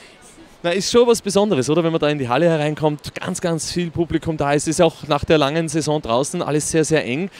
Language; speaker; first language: German; native; German